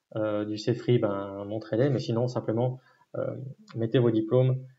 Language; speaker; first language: French; native; French